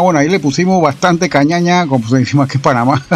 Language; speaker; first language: Spanish; native; Spanish